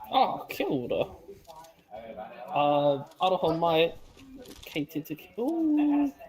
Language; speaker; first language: Māori; non-native, local second language; English